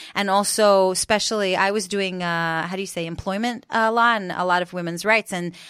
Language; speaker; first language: English; non-native, fluent; Hebrew